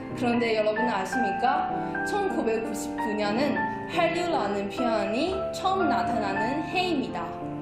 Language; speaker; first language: Korean; non-native, fluent; Chinese